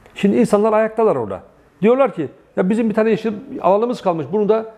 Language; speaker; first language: Turkish; native; Turkish